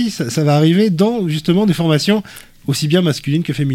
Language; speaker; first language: French; native; French